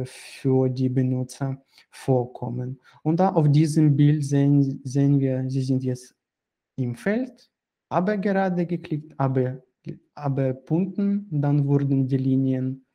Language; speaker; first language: German; non-native, fluent; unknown